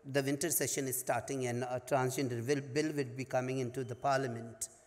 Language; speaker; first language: English; non-native, local second language; Hindi